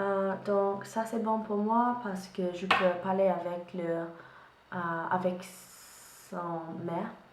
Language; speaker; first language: French; non-native, learner; English